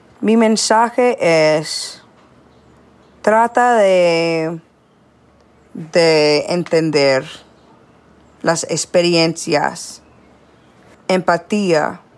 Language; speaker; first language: Spanish; non-native, learner; English